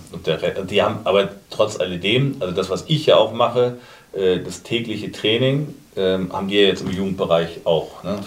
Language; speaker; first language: German; native; German